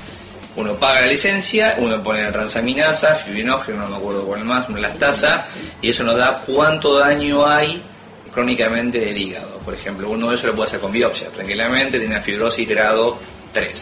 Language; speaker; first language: Spanish; native; Spanish